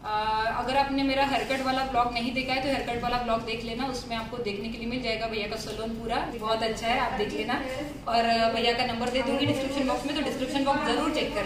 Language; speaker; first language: Hindi; native; Hindi